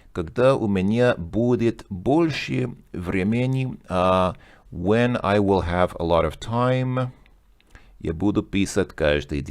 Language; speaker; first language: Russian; non-native, learner; English